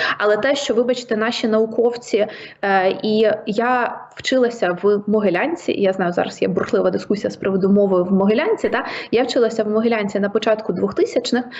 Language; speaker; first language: Ukrainian; native; Ukrainian